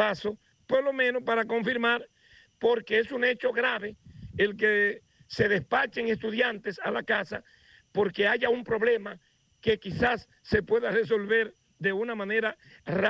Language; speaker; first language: Spanish; native; Spanish